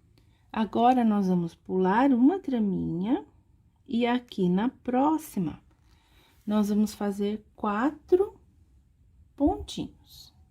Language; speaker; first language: Portuguese; native; Portuguese